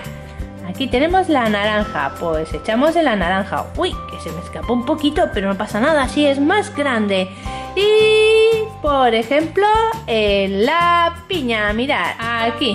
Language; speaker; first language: Spanish; native; Spanish